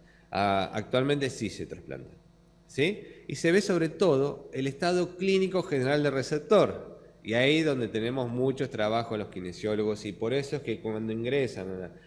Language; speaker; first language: Spanish; native; Spanish